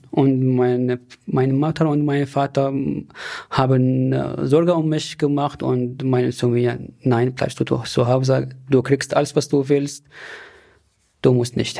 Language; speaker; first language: German; non-native, fluent; Arabic